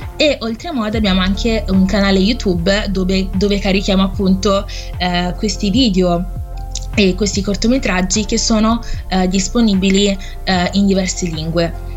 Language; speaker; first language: Italian; early bilingual, other home language; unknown